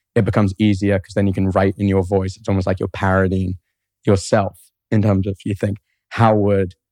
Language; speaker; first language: English; native; English